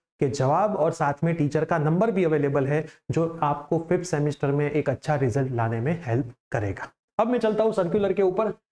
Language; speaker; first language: Hindi; non-native, local second language; Gujarati